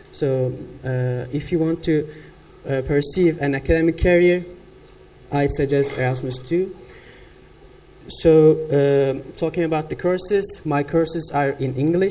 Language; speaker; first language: English; non-native, fluent; Turkish